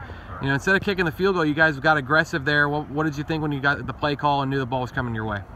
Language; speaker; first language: English; native; English